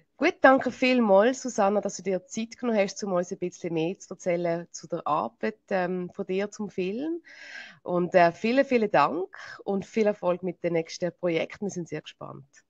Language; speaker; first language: German; native; German